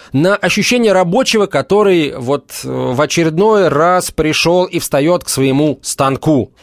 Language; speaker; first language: Russian; native; Russian